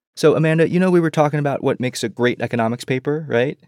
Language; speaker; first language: English; early bilingual, other home language; Chinese